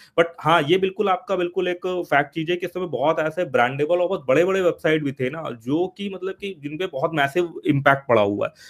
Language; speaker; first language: Hindi; native; Hindi